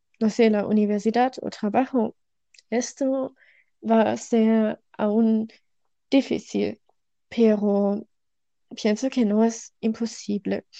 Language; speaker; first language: Spanish; non-native, learner; German